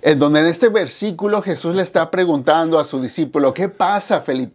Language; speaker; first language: Spanish; native; Spanish